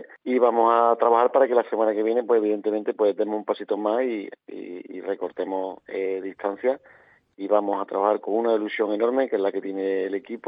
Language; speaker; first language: Spanish; native; Spanish